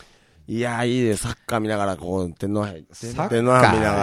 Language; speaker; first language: Japanese; native; Japanese